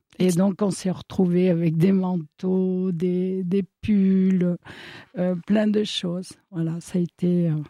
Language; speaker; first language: French; early bilingual, other home language; Italian